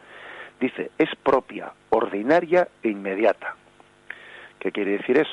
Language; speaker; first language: Spanish; native; Spanish